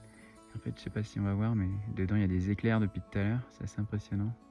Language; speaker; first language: French; native; French